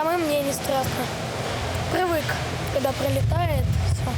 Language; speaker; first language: Ukrainian; non-native, local second language; Russian